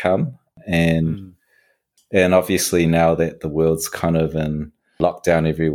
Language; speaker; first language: English; native; English